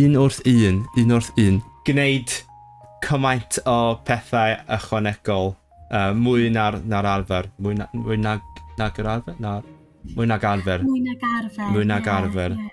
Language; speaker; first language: Welsh; non-native, learner; Cantonese